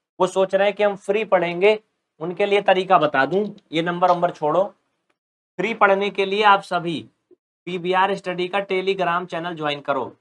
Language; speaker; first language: Hindi; native; Hindi